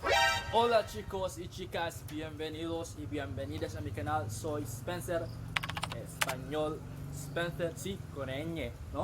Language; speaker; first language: Spanish; non-native, learner; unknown